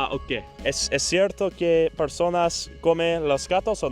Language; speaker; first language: Spanish; non-native, learner; English